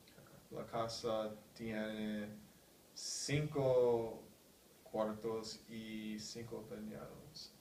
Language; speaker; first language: Spanish; non-native, learner; English